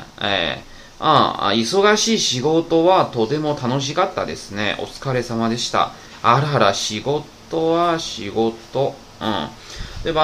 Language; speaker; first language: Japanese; non-native, fluent; Chinese